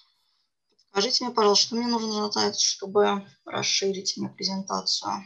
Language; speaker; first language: Russian; native; Russian